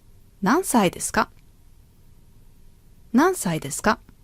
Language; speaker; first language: Japanese; non-native, fluent; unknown